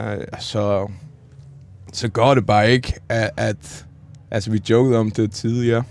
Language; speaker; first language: Danish; non-native, local second language; Faroese